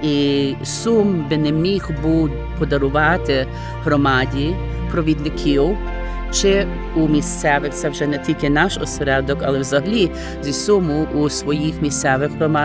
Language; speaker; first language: Ukrainian; early bilingual, heritage; Ukrainian